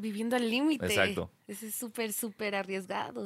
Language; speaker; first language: Spanish; native; Spanish